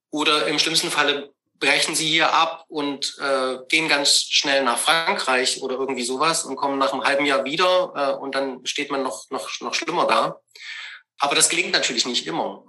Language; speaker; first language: German; native; German